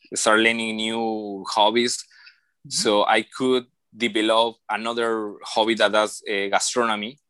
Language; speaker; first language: English; non-native, learner; Spanish